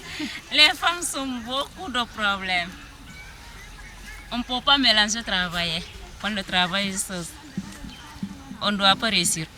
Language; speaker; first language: French; non-native, learner; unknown